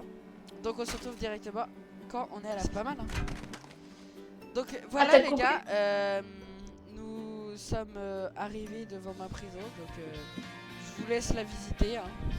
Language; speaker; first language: French; native; French